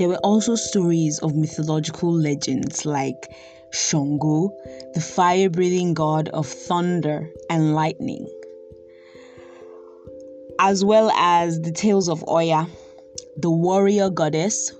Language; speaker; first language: English; non-native, local second language; Yoruba